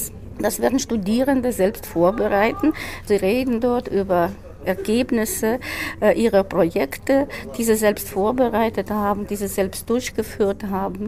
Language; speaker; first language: German; non-native, fluent; Russian